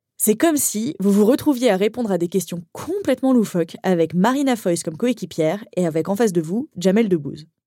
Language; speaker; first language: French; native; French